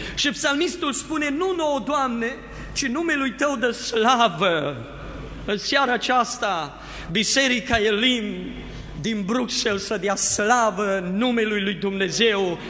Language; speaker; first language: Romanian; native; Romanian